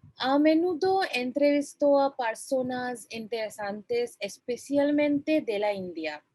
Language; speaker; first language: Spanish; non-native, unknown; Bangla